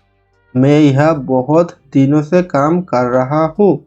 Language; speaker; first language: Hindi; non-native, fluent; Bangla